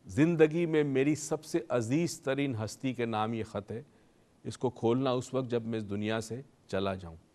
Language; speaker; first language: Urdu; native; Urdu